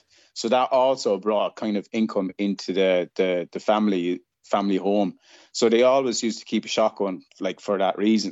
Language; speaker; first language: English; native; English